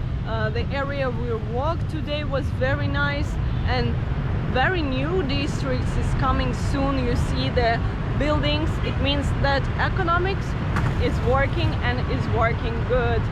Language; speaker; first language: English; non-native, fluent; Ukrainian